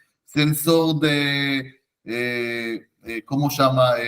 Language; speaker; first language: Portuguese; non-native, fluent; Hebrew